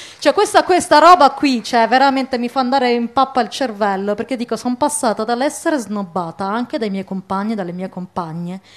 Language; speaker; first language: Italian; early bilingual, other home language; Arabic